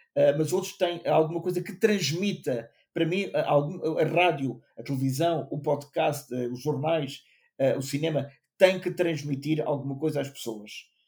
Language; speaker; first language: Portuguese; native; Portuguese